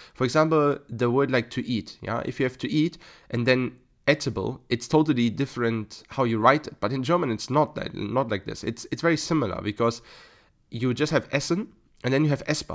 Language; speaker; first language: English; non-native, fluent; German